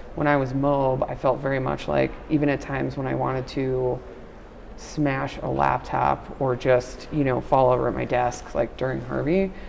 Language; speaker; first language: English; native; English